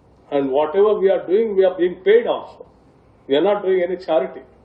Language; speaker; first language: English; non-native, local second language; Telugu